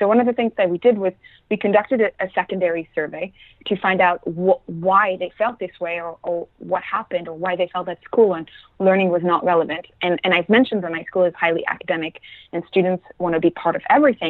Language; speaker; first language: English; non-native, fluent; French